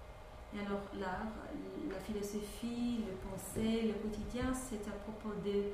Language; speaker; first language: French; non-native, fluent; English